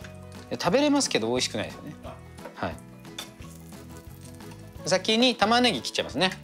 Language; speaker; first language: Japanese; native; Japanese